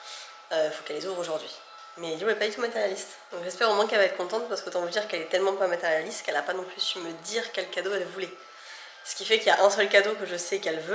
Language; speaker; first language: French; native; French